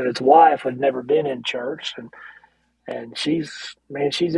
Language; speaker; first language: English; native; English